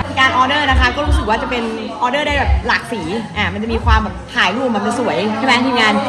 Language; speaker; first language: Thai; native; Thai